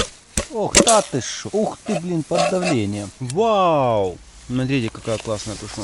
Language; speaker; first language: Russian; native; Russian